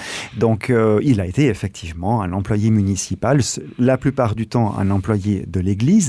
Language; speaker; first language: French; native; French